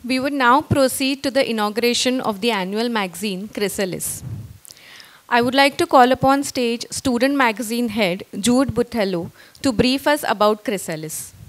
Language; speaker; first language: English; non-native, local second language; Marathi